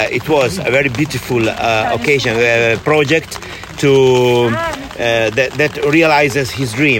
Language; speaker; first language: English; non-native, fluent; Italian